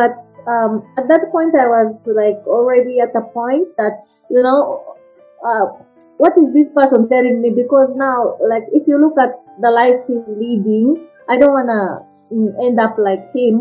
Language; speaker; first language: English; non-native, fluent; Japanese